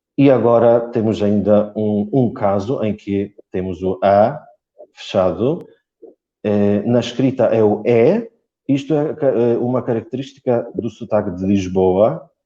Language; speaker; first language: Portuguese; non-native, fluent; Polish